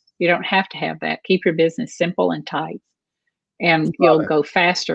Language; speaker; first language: English; native; English